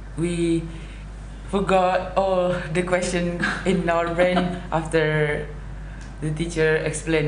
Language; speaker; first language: English; non-native, learner; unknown